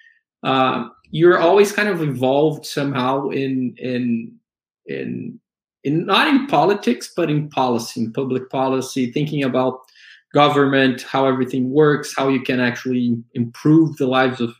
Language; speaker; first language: English; non-native, fluent; Portuguese